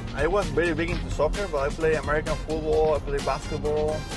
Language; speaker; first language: English; non-native, fluent; Spanish